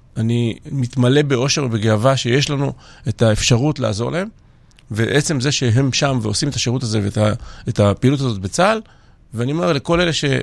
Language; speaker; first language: Hebrew; early bilingual, other home language; Georgian